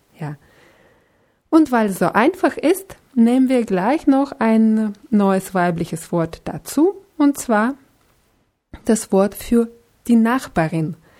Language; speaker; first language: German; non-native, fluent; Russian